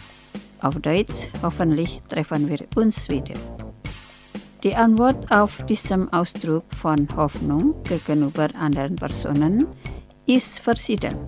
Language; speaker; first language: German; non-native, fluent; Indonesian